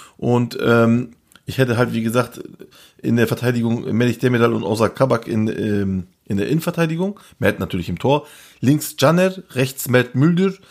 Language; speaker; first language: German; early bilingual, other home language; Turkish